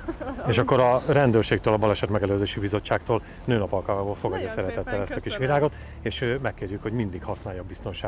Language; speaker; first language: Hungarian; native; Hungarian